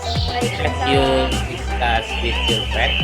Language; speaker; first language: English; non-native, local second language; Indonesian